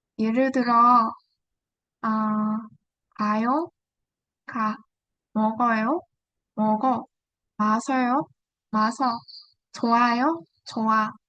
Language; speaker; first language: Korean; non-native, learner; Vietnamese